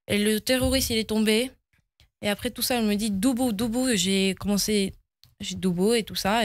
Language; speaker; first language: French; early bilingual, heritage; Hebrew